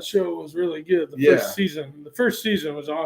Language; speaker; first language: English; native; English